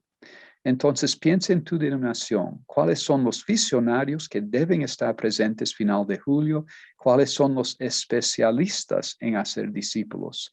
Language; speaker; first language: Spanish; non-native, fluent; Portuguese